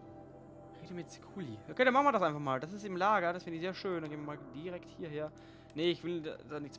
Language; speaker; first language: German; native; German